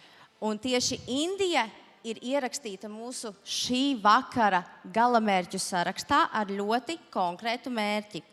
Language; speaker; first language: Latvian; native; Latvian